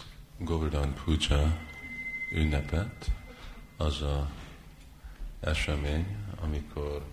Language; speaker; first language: Hungarian; early bilingual, heritage; Hungarian